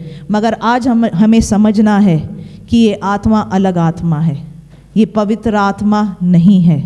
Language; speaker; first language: Hindi; native; Hindi